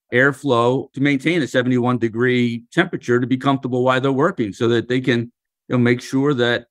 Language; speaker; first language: English; native; English